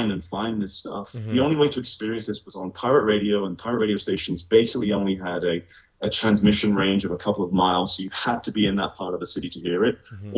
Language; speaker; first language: English; native; English